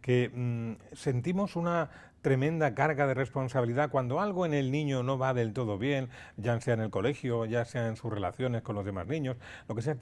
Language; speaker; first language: Spanish; native; Spanish